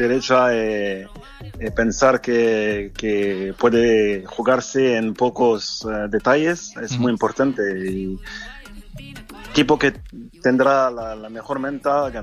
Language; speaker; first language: Spanish; non-native, fluent; French